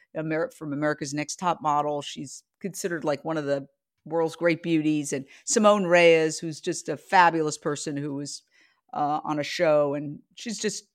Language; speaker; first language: English; native; English